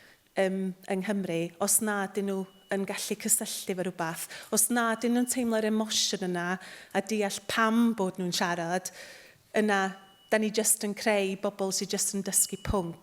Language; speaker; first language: Welsh; native; Welsh